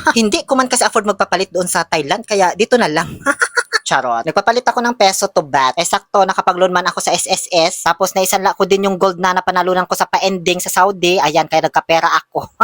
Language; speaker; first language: Filipino; native; Filipino